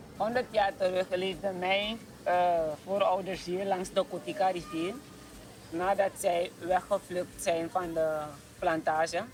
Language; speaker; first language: Dutch; non-native, local second language; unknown